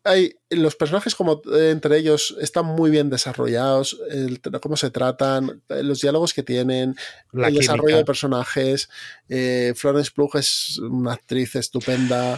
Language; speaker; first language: Spanish; native; Spanish